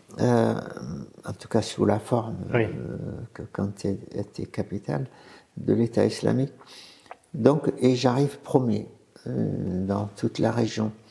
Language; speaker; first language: French; non-native, fluent; Arabic